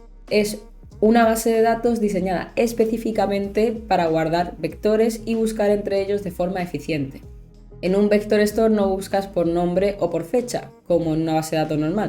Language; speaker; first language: Spanish; native; Spanish